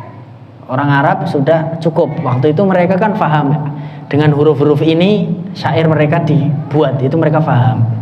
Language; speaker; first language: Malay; non-native, local second language; Javanese